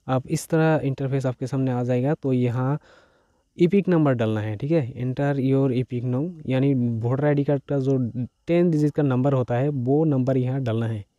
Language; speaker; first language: Hindi; non-native, local second language; Bangla